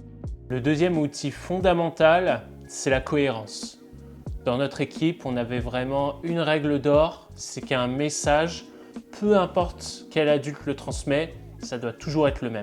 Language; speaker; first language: French; native; French